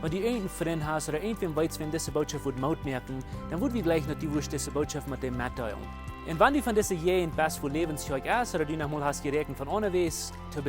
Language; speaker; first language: German; non-native, learner; Plautdietsch